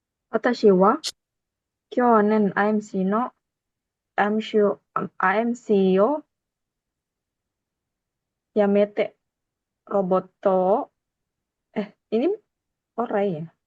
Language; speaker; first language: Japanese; non-native, learner; Indonesian